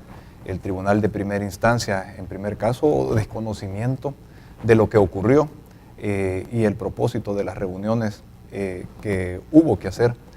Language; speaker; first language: Spanish; native; Spanish